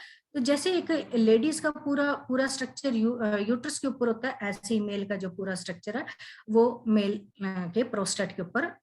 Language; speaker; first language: Hindi; native; Hindi